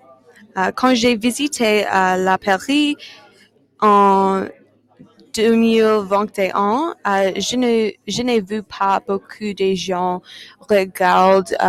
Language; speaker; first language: French; non-native, learner; English